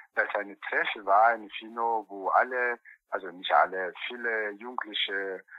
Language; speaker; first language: German; non-native, learner; Portuguese